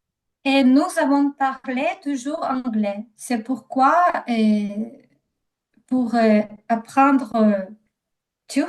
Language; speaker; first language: French; non-native, learner; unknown